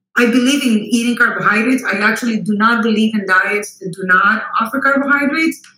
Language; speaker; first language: English; non-native, fluent; Spanish